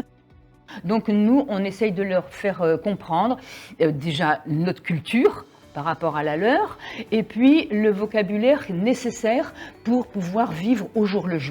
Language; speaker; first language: French; native; French